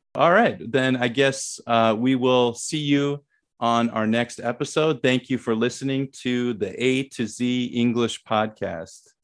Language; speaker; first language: English; native; English